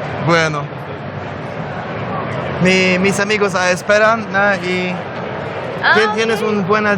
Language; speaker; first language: Spanish; non-native, learner; Polish